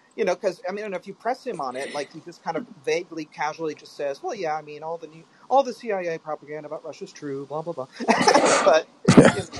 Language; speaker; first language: English; early bilingual, other home language; Filipino